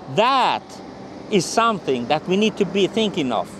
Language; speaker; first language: English; non-native, fluent; Finnish